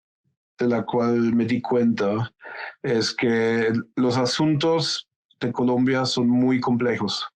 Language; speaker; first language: Spanish; non-native, fluent; German